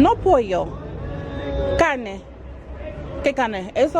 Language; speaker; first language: Spanish; non-native, learner; English